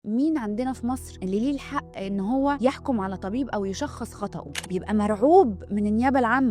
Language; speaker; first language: Arabic; native; Arabic